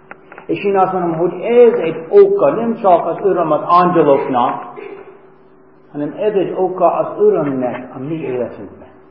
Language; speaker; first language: Hungarian; non-native, fluent; English